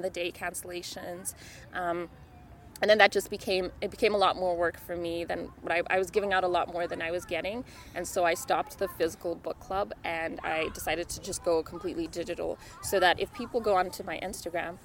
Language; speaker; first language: English; non-native, local second language; Shona